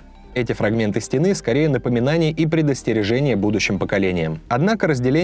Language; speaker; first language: Russian; native; Russian